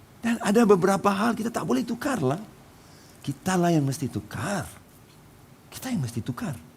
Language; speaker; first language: Malay; non-native, local second language; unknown